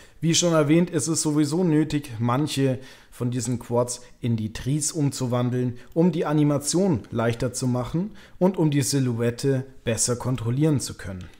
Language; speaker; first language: German; native; German